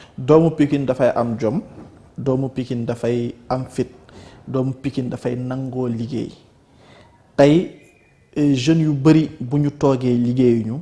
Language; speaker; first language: Wolof; native; Wolof